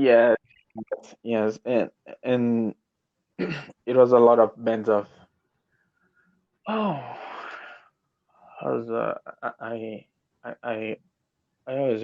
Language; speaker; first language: English; non-native, learner; Portuguese